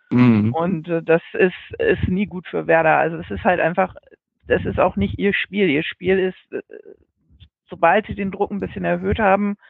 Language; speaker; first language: German; native; German